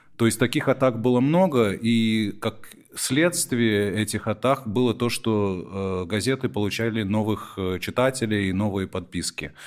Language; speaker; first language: Russian; early bilingual, heritage; Russian